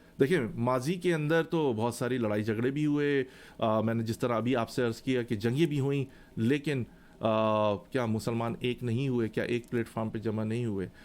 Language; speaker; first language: Urdu; native; Urdu